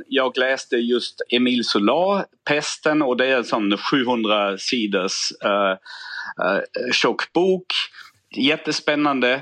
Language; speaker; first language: Swedish; non-native, fluent; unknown